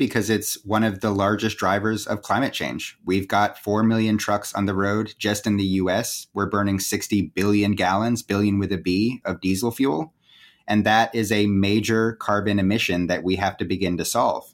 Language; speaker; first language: English; native; English